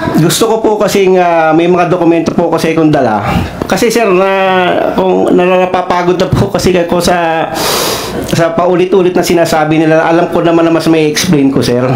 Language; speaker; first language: Filipino; non-native, local second language; Cebuano